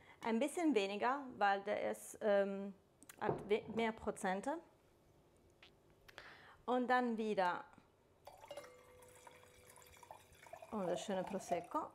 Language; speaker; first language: German; non-native, fluent; Italian